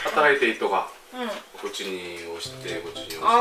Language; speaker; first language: Japanese; non-native, learner; Korean